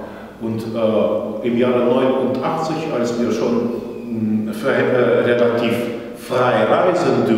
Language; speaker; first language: German; non-native, fluent; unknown